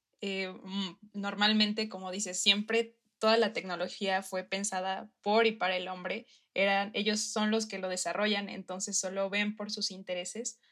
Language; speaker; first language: Spanish; native; Spanish